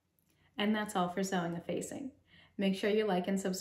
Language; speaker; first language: English; native; English